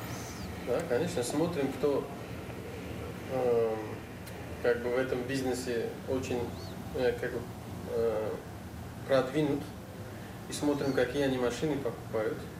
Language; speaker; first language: Russian; non-native, fluent; Uzbek